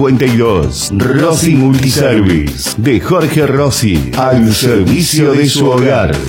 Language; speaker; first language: Spanish; native; Spanish